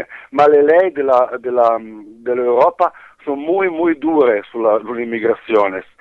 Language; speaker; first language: Spanish; non-native, learner; Italian